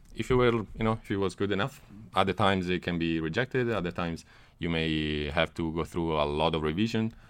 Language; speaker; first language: English; non-native, fluent; Italian